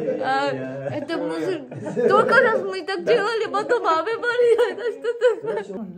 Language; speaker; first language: Russian; non-native, learner; Korean